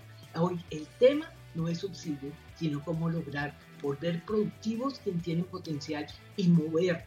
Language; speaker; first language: Spanish; native; Spanish